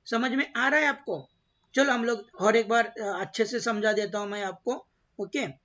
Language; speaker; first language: Hindi; non-native, local second language; Marathi